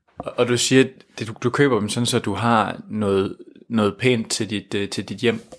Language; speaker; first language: Danish; native; Danish